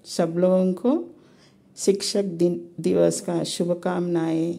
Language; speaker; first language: Hindi; non-native, local second language; Telugu